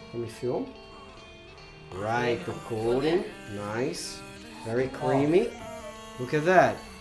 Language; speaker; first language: English; non-native, fluent; Portuguese